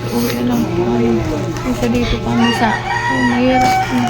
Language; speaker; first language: Filipino; non-native, local second language; Waray